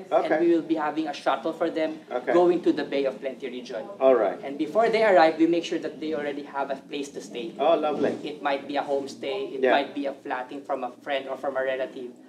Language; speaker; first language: English; non-native, local second language; Filipino